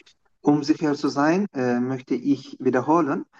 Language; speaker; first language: German; non-native, fluent; Turkish